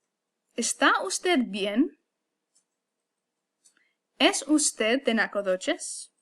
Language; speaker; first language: Spanish; non-native, fluent; English